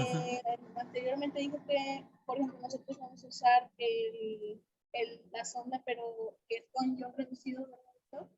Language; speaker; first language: Spanish; native; Spanish